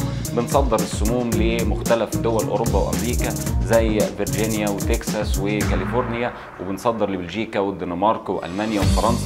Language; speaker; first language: Arabic; native; Arabic